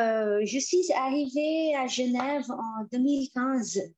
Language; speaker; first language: French; non-native, fluent; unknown